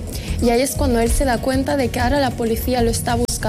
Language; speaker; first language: Spanish; early bilingual, other home language; Arabic